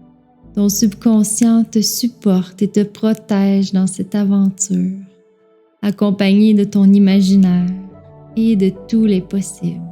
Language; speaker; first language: French; native; French